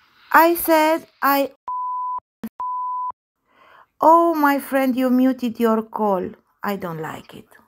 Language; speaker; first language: English; non-native, learner; Romanian